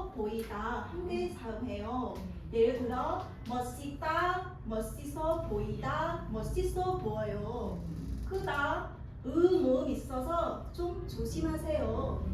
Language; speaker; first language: Korean; non-native, fluent; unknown